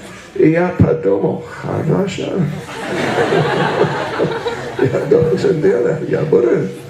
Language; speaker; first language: Russian; non-native, learner; English